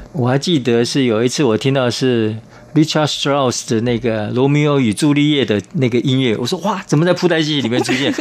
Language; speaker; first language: Chinese; native; Chinese